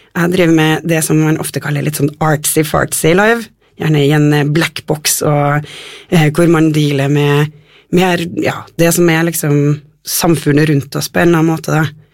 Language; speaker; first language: Norwegian; native; Norwegian